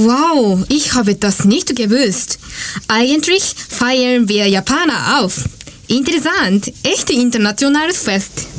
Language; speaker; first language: German; non-native, learner; Japanese